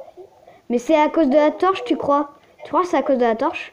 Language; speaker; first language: French; native; French